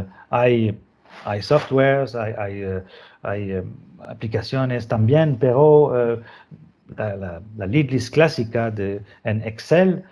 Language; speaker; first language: Spanish; non-native, fluent; French